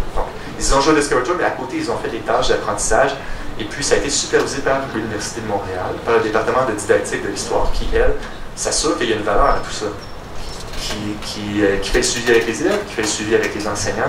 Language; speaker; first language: French; native; French